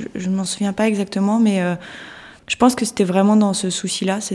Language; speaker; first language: French; early bilingual, other home language; Russian